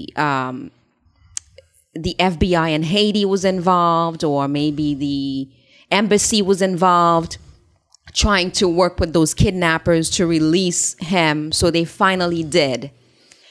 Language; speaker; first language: English; non-native, fluent; Haitian Creole